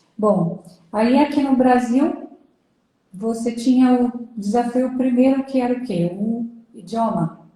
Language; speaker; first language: Portuguese; native; Portuguese